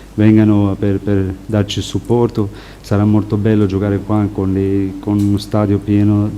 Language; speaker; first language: Italian; non-native, fluent; Albanian